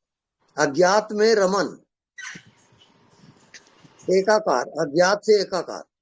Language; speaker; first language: Hindi; native; Hindi